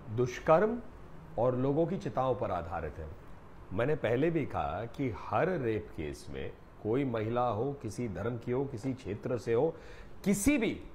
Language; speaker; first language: Hindi; native; Hindi